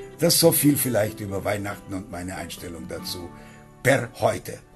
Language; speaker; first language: German; non-native, fluent; Georgian